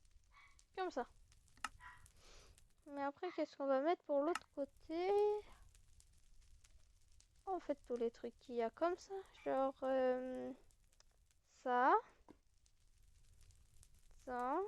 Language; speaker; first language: French; native; French